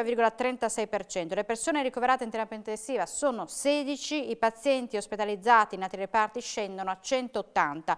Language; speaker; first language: Italian; native; Italian